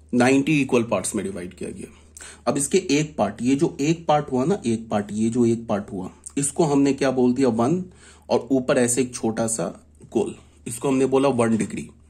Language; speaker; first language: Hindi; native; Hindi